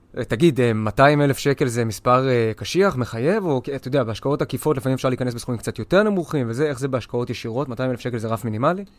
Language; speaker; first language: Hebrew; native; Hebrew